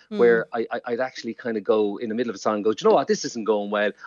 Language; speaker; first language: English; native; English